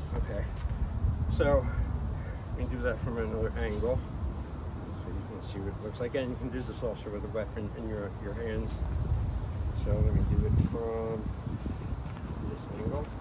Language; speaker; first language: English; native; English